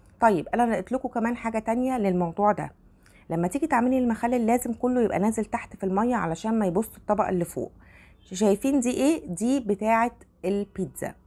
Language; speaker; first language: Arabic; native; Arabic